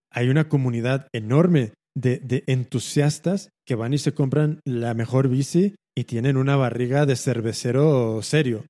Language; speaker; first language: Spanish; early bilingual, heritage; Spanish